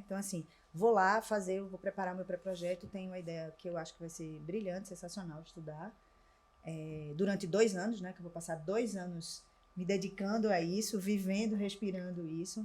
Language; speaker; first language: Portuguese; native; Portuguese